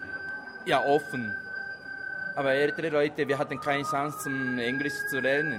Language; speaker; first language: German; non-native, learner; Japanese